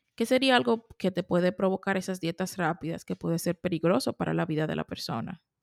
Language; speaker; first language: Spanish; native; Spanish